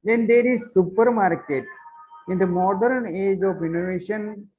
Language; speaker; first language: English; non-native, local second language; Marathi